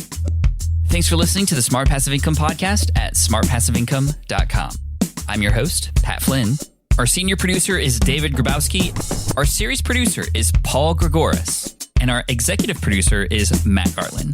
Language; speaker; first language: English; native; English